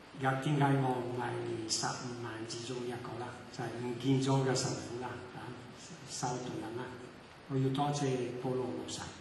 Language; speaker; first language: Cantonese; non-native, fluent; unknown